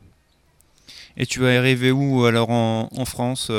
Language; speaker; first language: French; native; French